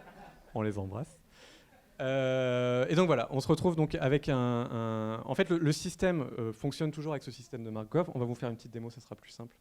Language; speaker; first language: French; native; French